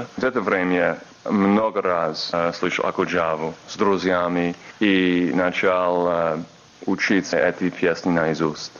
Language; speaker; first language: Russian; non-native, learner; English